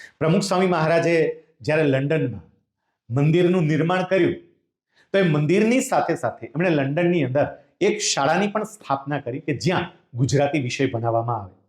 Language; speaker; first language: Gujarati; native; Gujarati